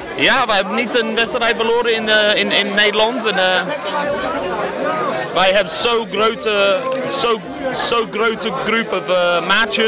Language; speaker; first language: Dutch; non-native, learner; English